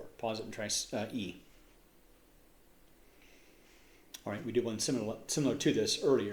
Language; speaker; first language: English; native; English